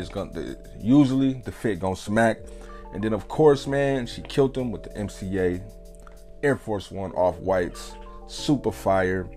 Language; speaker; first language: English; native; English